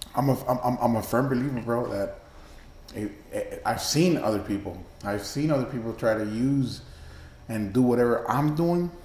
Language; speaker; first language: English; early bilingual, other home language; Spanish